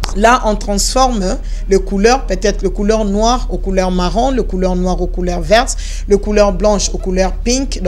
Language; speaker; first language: French; non-native, local second language; Lingala